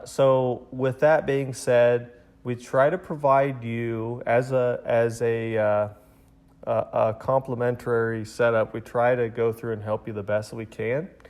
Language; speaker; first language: English; native; English